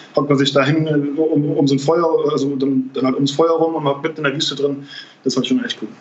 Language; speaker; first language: German; native; German